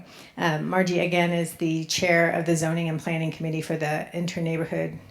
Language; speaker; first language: English; native; English